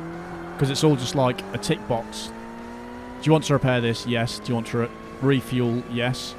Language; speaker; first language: English; native; English